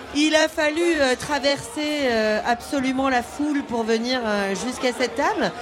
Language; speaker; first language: French; native; French